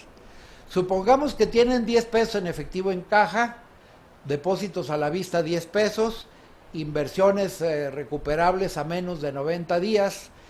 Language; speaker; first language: Spanish; native; Spanish